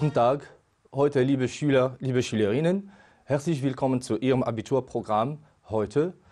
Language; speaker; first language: German; non-native, fluent; Arabic